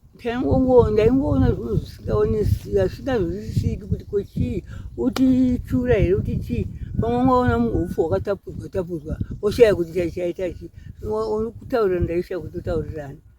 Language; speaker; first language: Shona; non-native, local second language; Nyanja